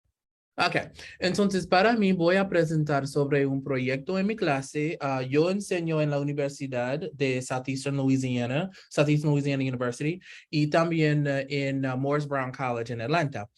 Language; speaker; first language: Spanish; non-native, learner; English